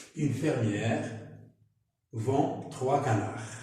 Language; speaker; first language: French; non-native, local second language; Arabic